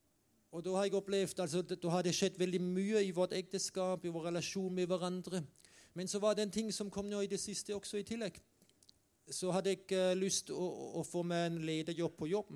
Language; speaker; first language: Norwegian; non-native, fluent; German